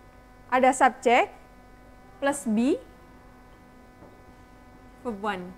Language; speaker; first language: English; non-native, learner; Indonesian